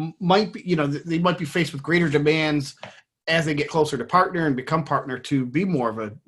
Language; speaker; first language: English; native; English